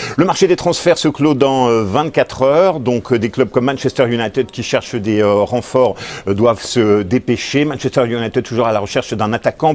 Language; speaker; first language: French; native; French